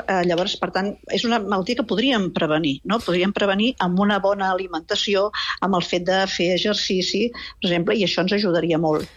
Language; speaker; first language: Catalan; native; Catalan